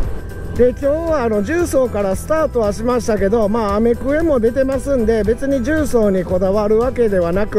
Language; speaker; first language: Japanese; native; Japanese